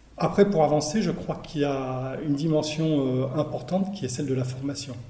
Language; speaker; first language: French; native; French